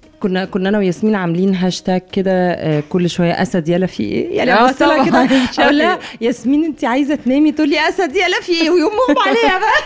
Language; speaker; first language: Arabic; native; Arabic